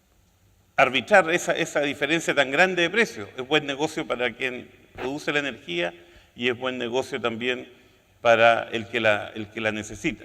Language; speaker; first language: Spanish; native; Spanish